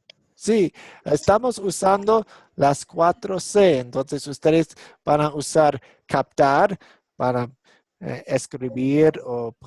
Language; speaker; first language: Spanish; non-native, fluent; English